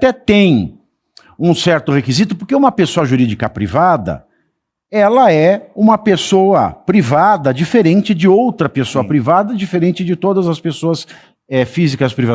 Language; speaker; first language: Portuguese; native; Portuguese